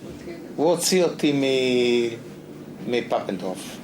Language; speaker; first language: Hebrew; non-native, fluent; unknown